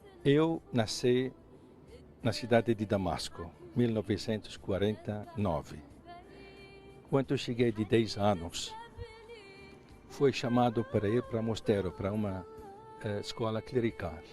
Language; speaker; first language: Portuguese; non-native, fluent; Arabic